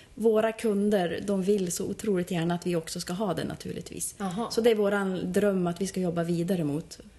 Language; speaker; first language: Swedish; native; Swedish